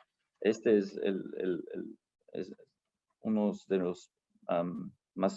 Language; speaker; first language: Spanish; non-native, fluent; German